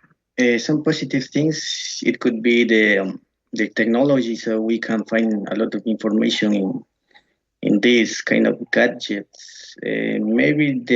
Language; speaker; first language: English; non-native, learner; Spanish